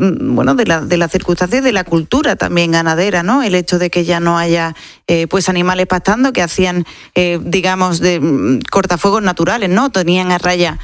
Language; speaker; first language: Spanish; native; Spanish